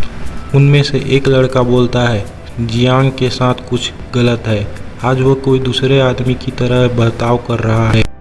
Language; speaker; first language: Hindi; native; Hindi